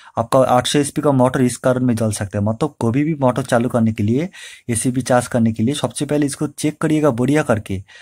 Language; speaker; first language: Hindi; non-native, local second language; Bangla